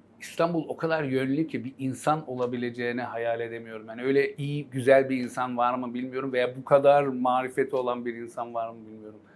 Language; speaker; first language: Turkish; early bilingual, heritage; Turkish